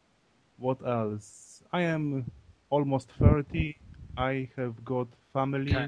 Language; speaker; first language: English; non-native, learner; Polish